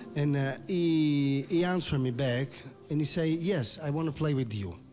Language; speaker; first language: English; non-native, learner; Italian